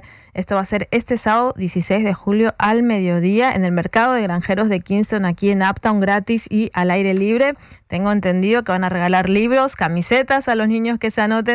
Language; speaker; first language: Spanish; native; Spanish